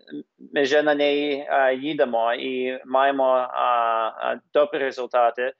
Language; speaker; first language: Ukrainian; early bilingual, heritage; English